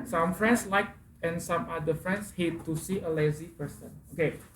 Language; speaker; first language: English; non-native, fluent; Indonesian